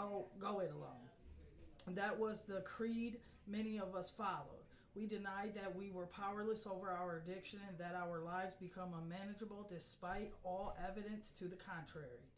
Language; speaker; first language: English; native; English